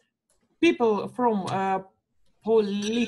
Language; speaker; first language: English; non-native, learner; Russian